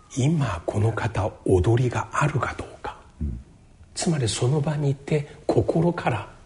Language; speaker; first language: Japanese; non-native, fluent; Chinese